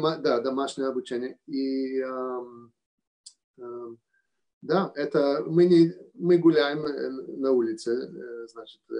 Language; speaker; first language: Russian; early bilingual, heritage; Russian